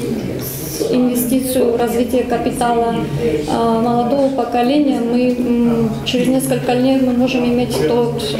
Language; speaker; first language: Russian; native; Russian